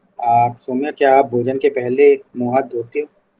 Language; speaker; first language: Hindi; native; Hindi